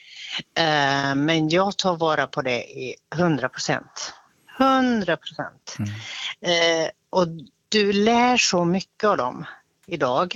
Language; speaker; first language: Swedish; native; Swedish